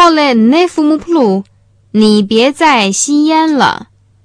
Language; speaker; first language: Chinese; native; Chinese